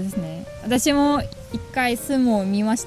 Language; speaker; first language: Japanese; non-native, learner; German